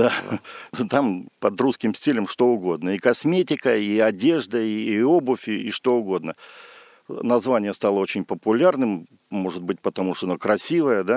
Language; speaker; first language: Russian; native; Russian